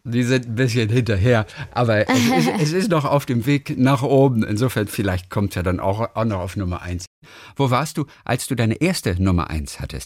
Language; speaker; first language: German; native; German